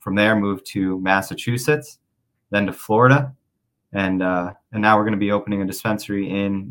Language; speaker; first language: English; native; English